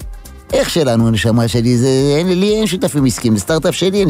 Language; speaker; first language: Hebrew; native; Hebrew